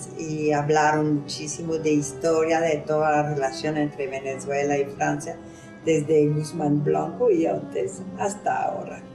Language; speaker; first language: Spanish; non-native, fluent; French